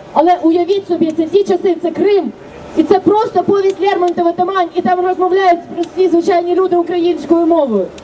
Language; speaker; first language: Ukrainian; non-native, local second language; Russian